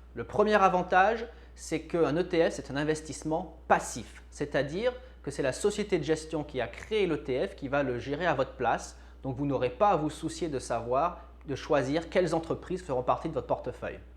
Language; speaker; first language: French; native; French